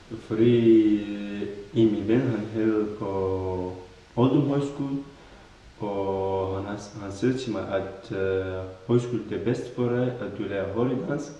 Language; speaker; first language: Danish; non-native, learner; Kurdish